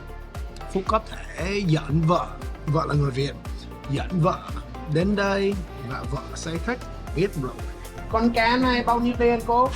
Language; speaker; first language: Vietnamese; non-native, learner; English